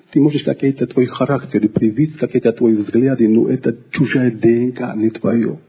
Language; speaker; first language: Russian; non-native, local second language; Georgian